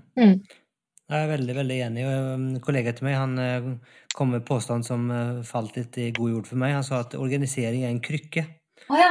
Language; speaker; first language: Norwegian; non-native, fluent; Swedish